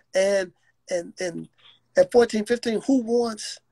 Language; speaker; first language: English; native; English